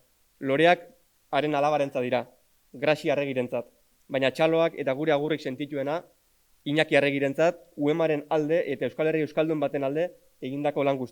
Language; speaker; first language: Basque; native; Basque